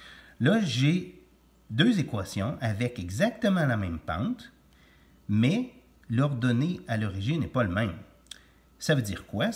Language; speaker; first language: French; native; French